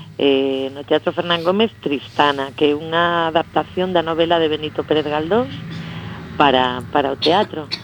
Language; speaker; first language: Galician; non-native, local second language; Spanish